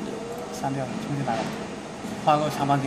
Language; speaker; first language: Chinese; native; Chinese